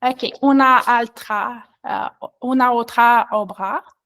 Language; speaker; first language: Spanish; non-native, learner; French